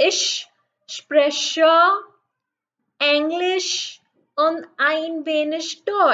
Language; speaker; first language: German; non-native, learner; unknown